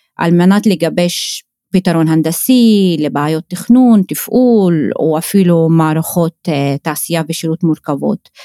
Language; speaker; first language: Hebrew; non-native, local second language; Arabic